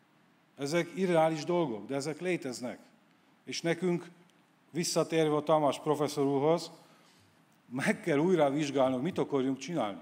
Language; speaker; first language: Hungarian; non-native, fluent; Polish